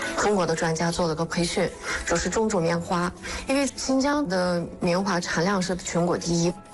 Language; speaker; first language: Chinese; non-native, fluent; Kyrgyz